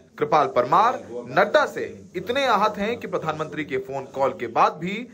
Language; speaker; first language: Hindi; native; Hindi